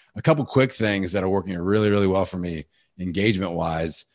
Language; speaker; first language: English; native; English